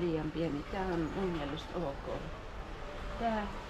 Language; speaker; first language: Finnish; native; Finnish